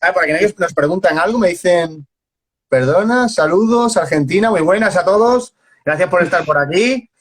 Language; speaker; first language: Spanish; native; Spanish